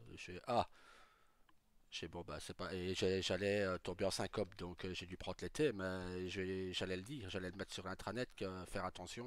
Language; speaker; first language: French; native; French